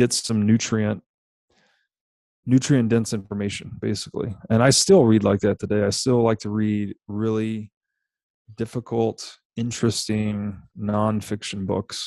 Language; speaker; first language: English; native; English